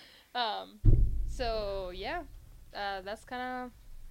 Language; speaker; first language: English; non-native, fluent; Spanish